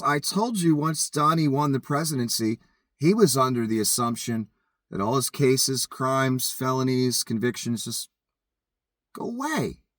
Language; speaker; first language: English; native; English